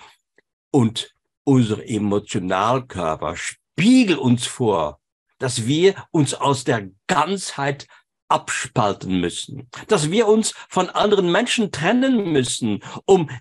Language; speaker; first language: German; non-native, fluent; French